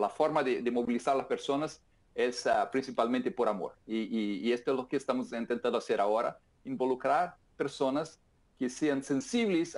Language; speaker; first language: Spanish; non-native, fluent; Portuguese